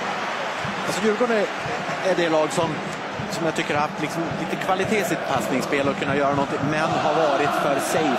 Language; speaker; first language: Swedish; native; Swedish